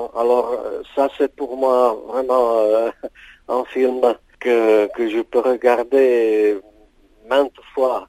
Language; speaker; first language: French; non-native, fluent; Czech